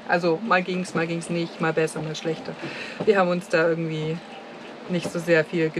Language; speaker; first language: German; native; German